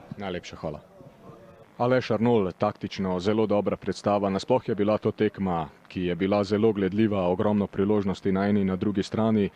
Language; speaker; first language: Slovenian; native; Slovenian